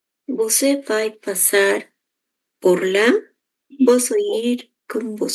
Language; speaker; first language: Portuguese; non-native, learner; Spanish